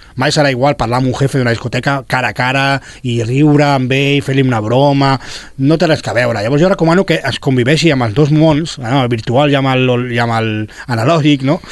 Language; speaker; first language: Catalan; non-native, local second language; Spanish